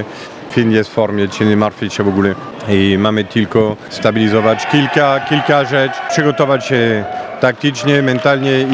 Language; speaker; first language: Polish; non-native, fluent; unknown